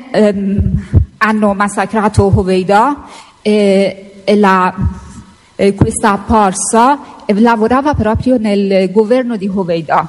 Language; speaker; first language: Italian; non-native, fluent; Persian